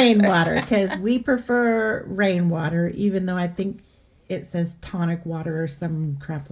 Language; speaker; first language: English; native; English